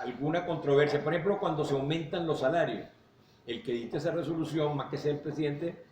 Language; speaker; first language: Spanish; native; Spanish